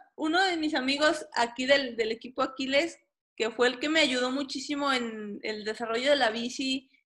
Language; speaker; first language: Spanish; native; Spanish